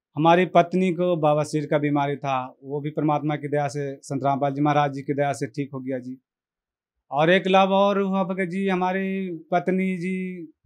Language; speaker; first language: Hindi; native; Hindi